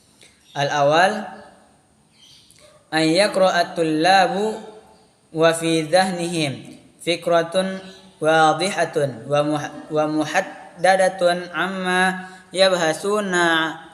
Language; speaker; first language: Arabic; non-native, learner; Indonesian